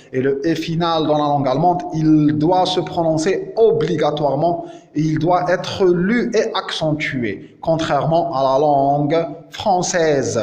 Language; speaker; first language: French; non-native, local second language; Arabic